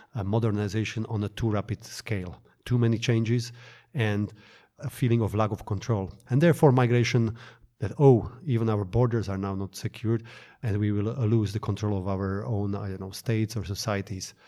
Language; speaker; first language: English; non-native, fluent; Slovak